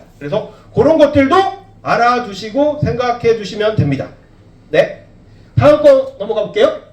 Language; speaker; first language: Korean; native; Korean